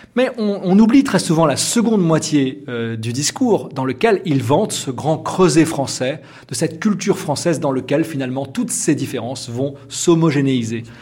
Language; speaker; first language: French; native; French